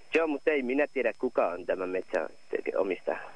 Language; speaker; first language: Finnish; non-native, learner; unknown